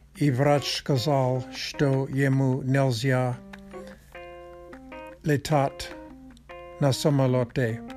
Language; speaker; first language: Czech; non-native, learner; Russian